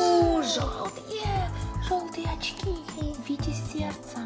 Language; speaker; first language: Russian; native; Russian